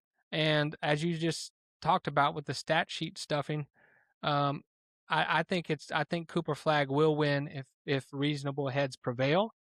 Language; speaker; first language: English; native; English